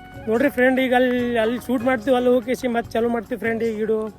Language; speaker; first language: Kannada; native; Kannada